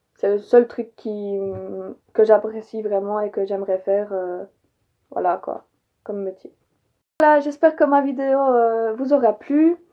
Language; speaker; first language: French; early bilingual, other home language; Polish